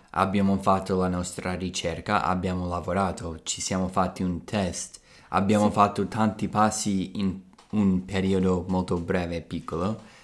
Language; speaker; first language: Italian; non-native, fluent; English